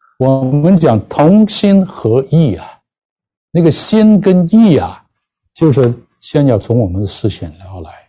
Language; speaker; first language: Chinese; non-native, local second language; Cantonese